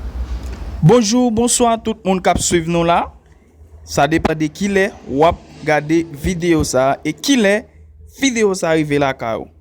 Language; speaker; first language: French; non-native, learner; Haitian Creole